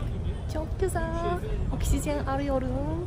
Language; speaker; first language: Turkish; non-native, learner; Japanese